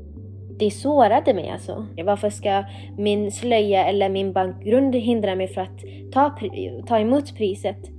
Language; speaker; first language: Swedish; non-native, fluent; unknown